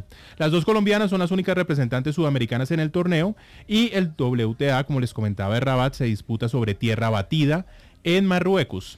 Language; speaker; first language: Spanish; native; Spanish